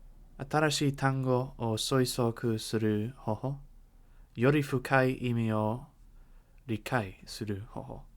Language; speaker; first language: Japanese; non-native, learner; English